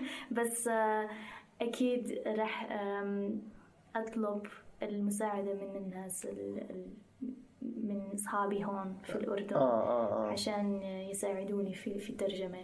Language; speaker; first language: Arabic; non-native, fluent; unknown